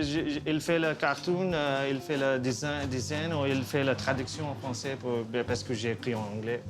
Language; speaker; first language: French; non-native, learner; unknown